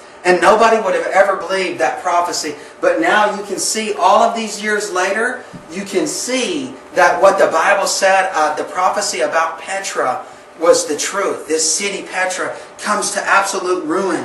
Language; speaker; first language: English; native; English